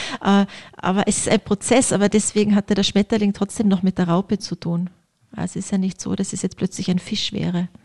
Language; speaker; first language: German; early bilingual, other home language; Polish